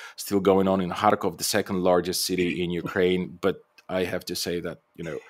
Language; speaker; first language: English; non-native, fluent; Bulgarian